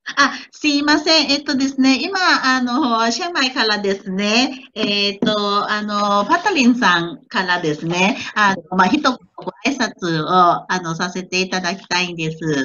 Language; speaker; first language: Japanese; non-native, fluent; Thai